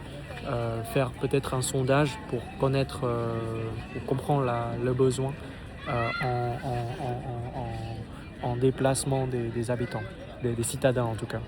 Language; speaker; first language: French; non-native, fluent; Vietnamese